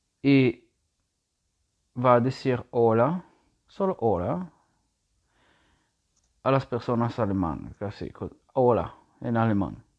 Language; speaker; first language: Spanish; non-native, learner; Italian